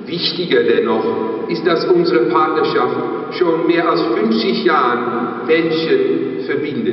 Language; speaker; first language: German; non-native, fluent; Dutch